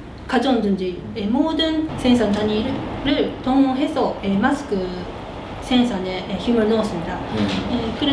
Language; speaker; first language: Korean; early bilingual, heritage; Korean